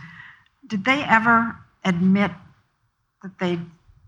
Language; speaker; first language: English; native; English